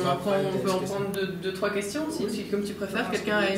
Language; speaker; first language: French; native; French